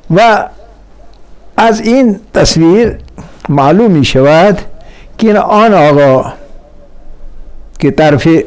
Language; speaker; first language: Persian; non-native, fluent; Urdu